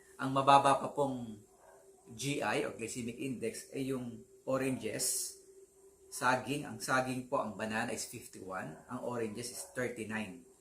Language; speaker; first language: Filipino; native; Filipino